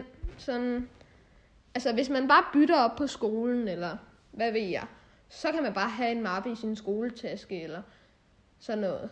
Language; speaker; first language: Danish; native; Danish